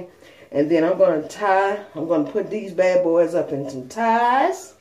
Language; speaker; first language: English; native; English